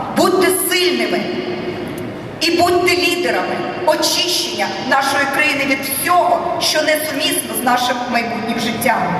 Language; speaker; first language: Ukrainian; non-native, local second language; Russian